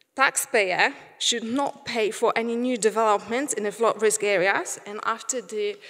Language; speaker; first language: English; non-native, fluent; Polish